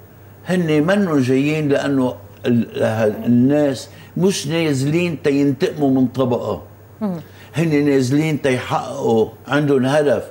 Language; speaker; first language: Arabic; native; Arabic